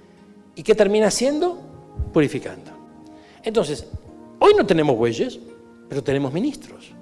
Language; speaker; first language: Spanish; native; Spanish